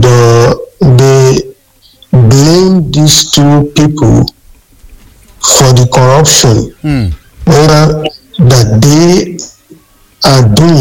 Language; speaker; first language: English; non-native, local second language; Yoruba